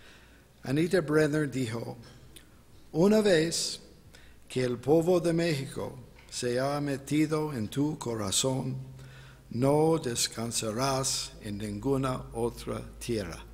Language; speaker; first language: Spanish; non-native, fluent; English